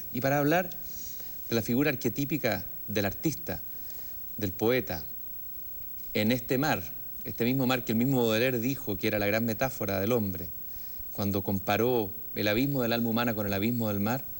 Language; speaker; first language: Spanish; native; Spanish